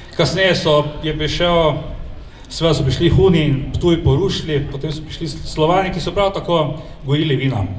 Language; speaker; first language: Slovenian; native; Slovenian